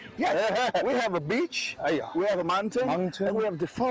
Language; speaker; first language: English; non-native, learner; Italian